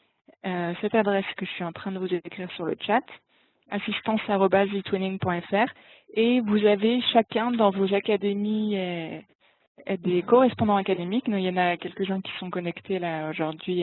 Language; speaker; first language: French; native; French